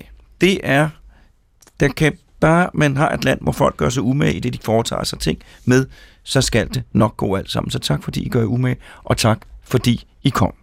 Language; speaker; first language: Danish; native; Danish